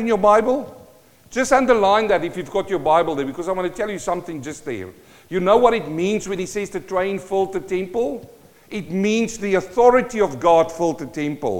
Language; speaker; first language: English; non-native, local second language; Afrikaans